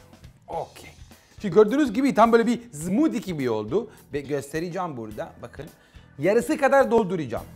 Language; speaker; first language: Turkish; non-native, fluent; Italian